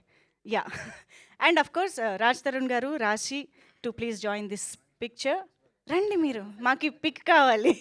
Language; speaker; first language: Telugu; native; Telugu